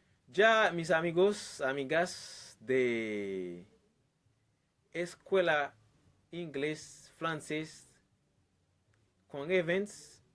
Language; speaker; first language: Spanish; non-native, learner; Haitian Creole